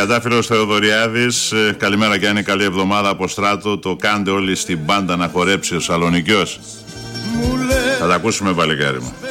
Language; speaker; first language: Greek; native; Greek